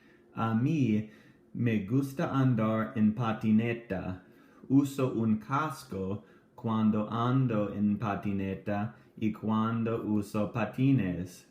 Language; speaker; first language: Spanish; non-native, fluent; English